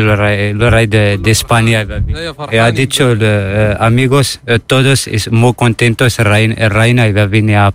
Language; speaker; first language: Spanish; non-native, learner; Arabic